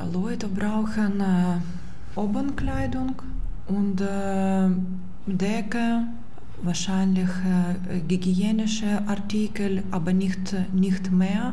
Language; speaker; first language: German; non-native, learner; Ukrainian